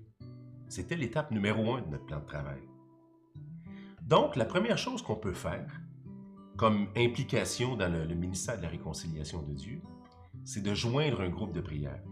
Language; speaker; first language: French; native; French